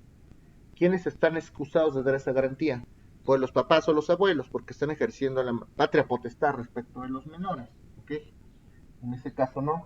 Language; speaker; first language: Spanish; native; Spanish